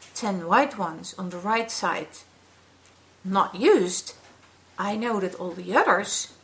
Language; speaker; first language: English; non-native, fluent; Dutch